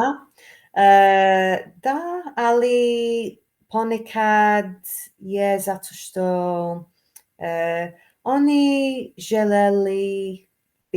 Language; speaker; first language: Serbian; non-native, learner; English